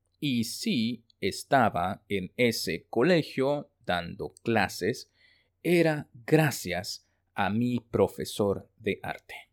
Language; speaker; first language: Spanish; non-native, fluent; Chinese